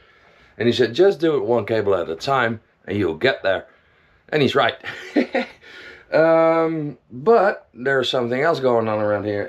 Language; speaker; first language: English; non-native, fluent; Dutch